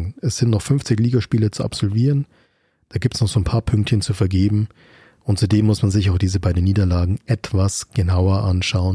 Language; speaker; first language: German; native; German